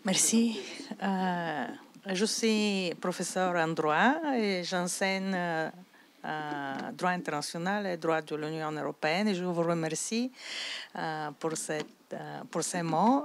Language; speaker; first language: French; non-native, fluent; Bulgarian